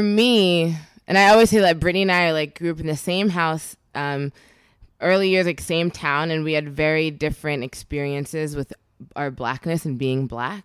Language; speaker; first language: English; native; English